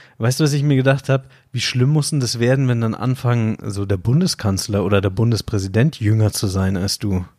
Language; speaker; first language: German; native; German